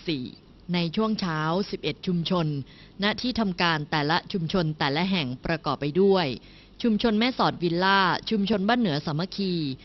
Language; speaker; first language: Thai; native; Thai